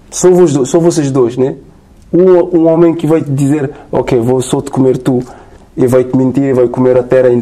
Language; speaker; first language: Portuguese; non-native, learner; French